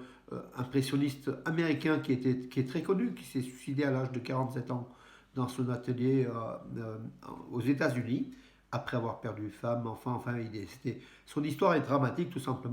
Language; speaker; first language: French; native; French